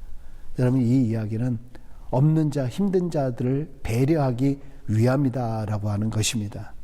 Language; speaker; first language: Korean; native; Korean